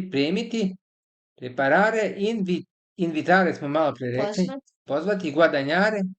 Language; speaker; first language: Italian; non-native, fluent; Serbian